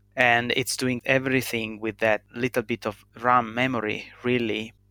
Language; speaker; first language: English; non-native, fluent; Italian